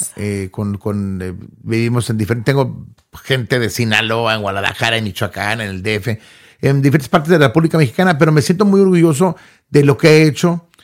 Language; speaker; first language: Spanish; early bilingual, heritage; Spanish